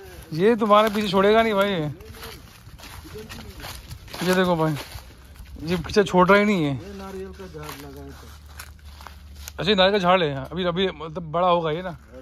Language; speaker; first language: Hindi; native; Hindi